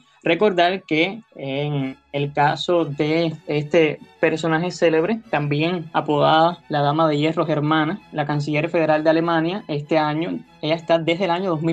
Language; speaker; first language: Spanish; native; Spanish